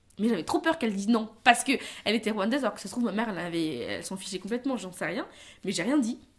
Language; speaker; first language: French; early bilingual, other home language; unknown